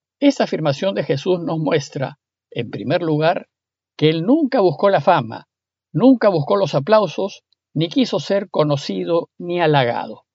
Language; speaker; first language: Spanish; native; Spanish